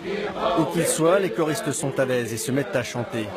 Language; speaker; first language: French; native; French